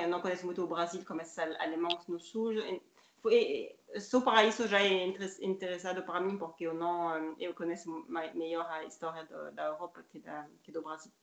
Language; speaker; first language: Portuguese; non-native, learner; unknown